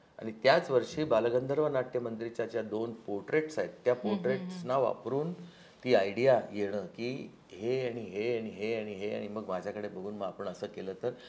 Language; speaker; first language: Marathi; native; Marathi